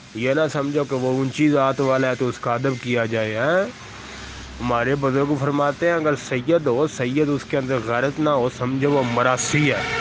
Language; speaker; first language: Urdu; non-native, local second language; Punjabi